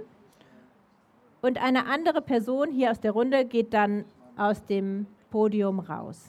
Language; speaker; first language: German; native; German